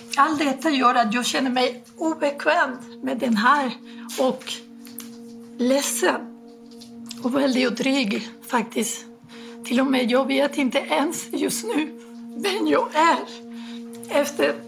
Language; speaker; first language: Swedish; non-native, fluent; Spanish